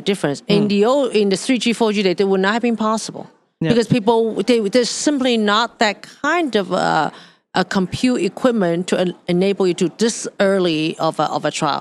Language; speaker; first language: English; non-native, local second language; Cantonese